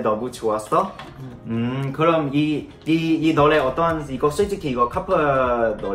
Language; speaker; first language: Korean; non-native, learner; Cantonese